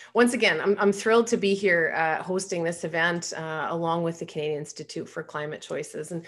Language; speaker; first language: English; native; English